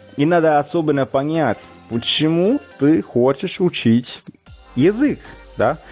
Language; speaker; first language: Russian; non-native, fluent; Italian